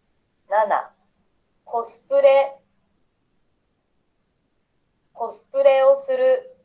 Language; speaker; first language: Japanese; non-native, learner; Indonesian